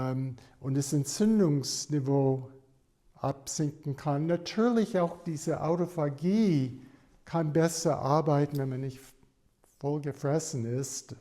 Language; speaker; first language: German; non-native, fluent; English